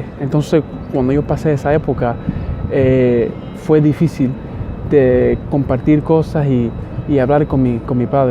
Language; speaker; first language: Spanish; early bilingual, heritage; Spanish